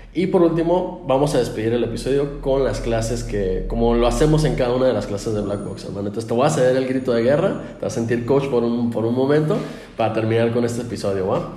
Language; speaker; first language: Spanish; native; Spanish